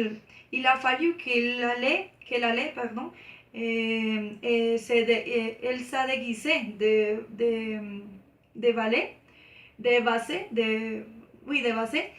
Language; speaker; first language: French; non-native, learner; Spanish